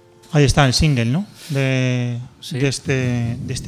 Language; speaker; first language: Spanish; native; Spanish